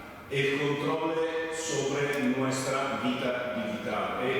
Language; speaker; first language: Spanish; non-native, fluent; Italian